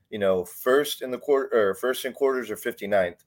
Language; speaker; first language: English; native; English